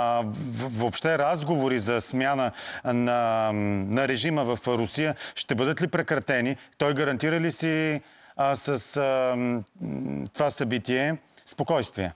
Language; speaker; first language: Bulgarian; native; Bulgarian